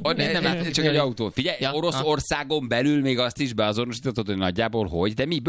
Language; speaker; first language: Hungarian; native; Hungarian